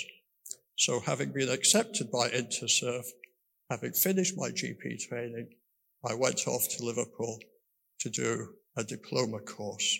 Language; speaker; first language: English; native; English